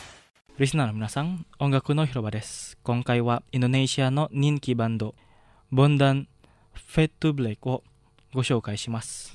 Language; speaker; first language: Japanese; non-native, fluent; Indonesian